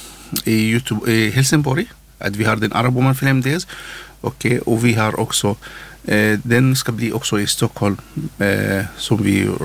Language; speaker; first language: Swedish; non-native, learner; Arabic